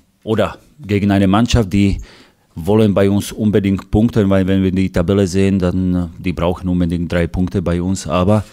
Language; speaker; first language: German; non-native, fluent; Hungarian